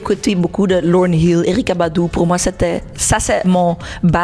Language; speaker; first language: French; non-native, local second language; Dutch